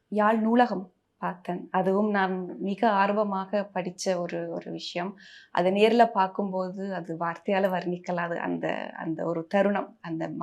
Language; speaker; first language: Tamil; early bilingual, heritage; Tamil